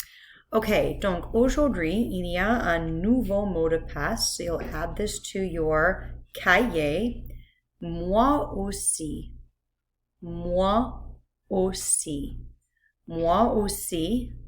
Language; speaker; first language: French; non-native, fluent; English